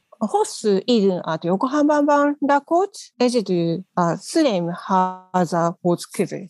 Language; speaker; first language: Hungarian; non-native, learner; Japanese